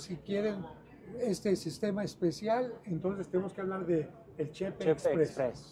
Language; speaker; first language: Spanish; native; Spanish